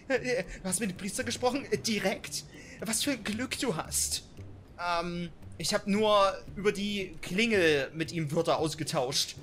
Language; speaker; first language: German; native; German